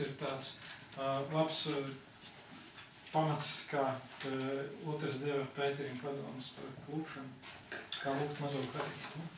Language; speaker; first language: Latvian; native; Latvian